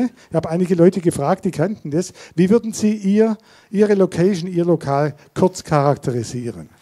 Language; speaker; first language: German; native; German